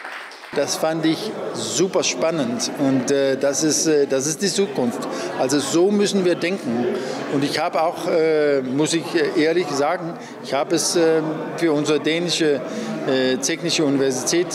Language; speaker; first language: German; non-native, fluent; Danish